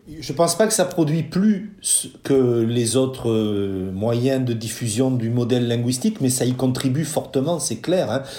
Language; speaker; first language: French; native; French